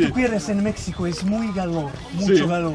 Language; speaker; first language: Spanish; non-native, learner; Macedonian